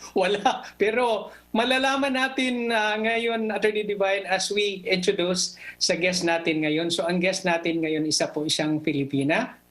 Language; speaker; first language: Filipino; non-native, local second language; Cebuano